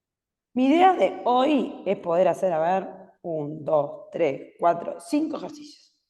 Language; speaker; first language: Spanish; native; Spanish